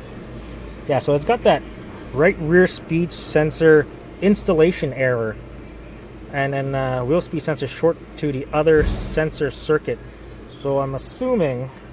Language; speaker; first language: English; native; English